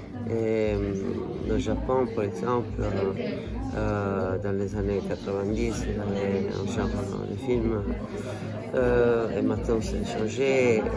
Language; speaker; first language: French; non-native, fluent; Italian